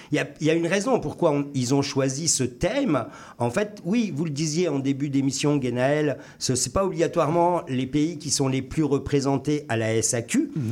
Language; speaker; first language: French; native; French